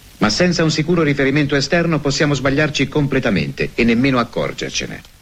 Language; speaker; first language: Italian; native; Italian